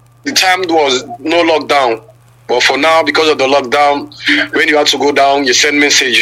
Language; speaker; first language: English; non-native, local second language; Krio